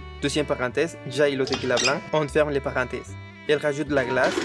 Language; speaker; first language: French; non-native, fluent; Spanish